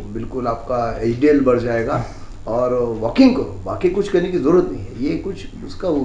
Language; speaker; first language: Hindi; non-native, local second language; Marathi